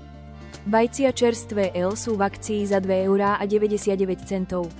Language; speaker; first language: Slovak; native; Slovak